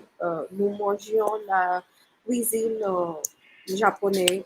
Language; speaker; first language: French; non-native, fluent; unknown